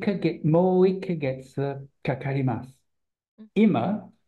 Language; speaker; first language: Japanese; non-native, learner; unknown